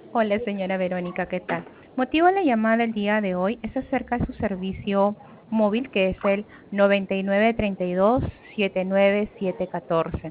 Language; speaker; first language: Spanish; native; Spanish